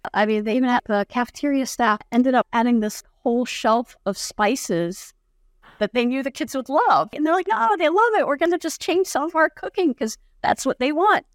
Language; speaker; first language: English; non-native, fluent; Arabic